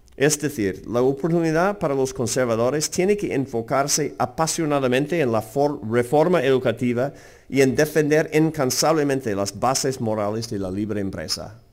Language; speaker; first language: Spanish; non-native, fluent; English